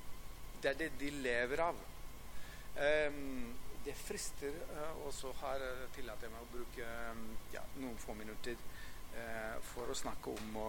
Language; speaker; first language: Norwegian; non-native, fluent; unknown